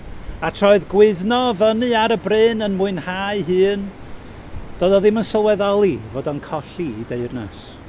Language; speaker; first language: Welsh; native; Welsh